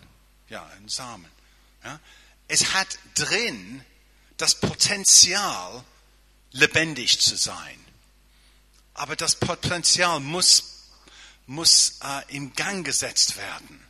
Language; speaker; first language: German; non-native, fluent; English